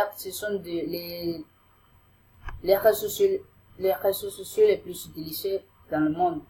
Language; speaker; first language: French; non-native, learner; Spanish